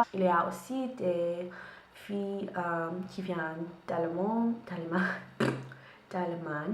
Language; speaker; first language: French; non-native, learner; English